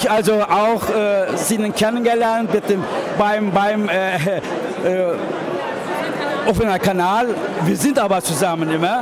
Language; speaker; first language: German; non-native, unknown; Turkish